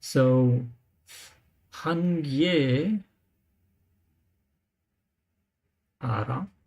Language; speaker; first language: Korean; non-native, learner; English